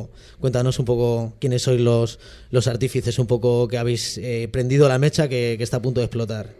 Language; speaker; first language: Spanish; native; Spanish